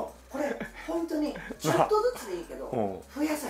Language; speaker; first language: Japanese; native; Japanese